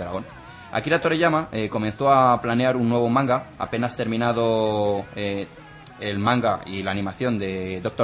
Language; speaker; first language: Spanish; native; Spanish